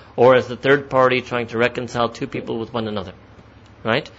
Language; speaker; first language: English; native; English